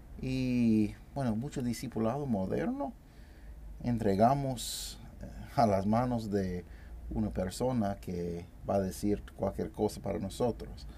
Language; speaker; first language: Spanish; non-native, fluent; English